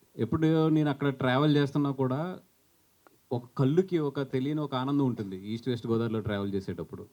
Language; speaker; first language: Telugu; native; Telugu